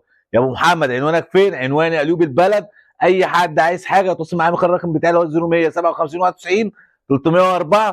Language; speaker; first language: Arabic; native; Arabic